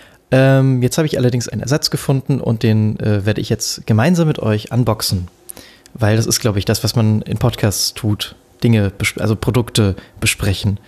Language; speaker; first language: German; native; German